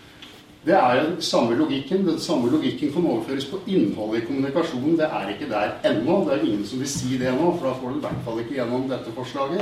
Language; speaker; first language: Norwegian; native; Norwegian